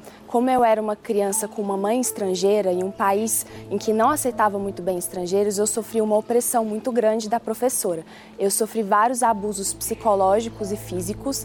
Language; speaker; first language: Portuguese; early bilingual, other home language; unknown